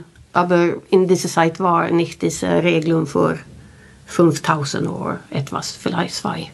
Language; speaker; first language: German; non-native, learner; Swedish